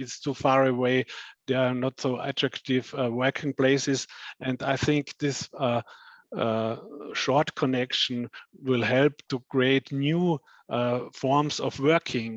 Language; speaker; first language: English; non-native, fluent; German